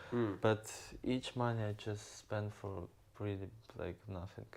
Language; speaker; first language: English; non-native, learner; Ukrainian